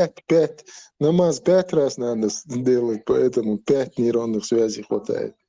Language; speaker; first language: Russian; non-native, local second language; Chechen